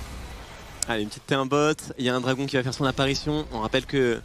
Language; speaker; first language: French; native; French